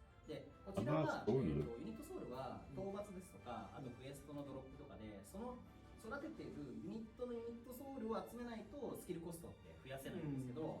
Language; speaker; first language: Japanese; native; Japanese